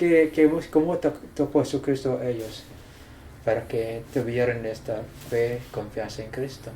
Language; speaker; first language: Spanish; non-native, fluent; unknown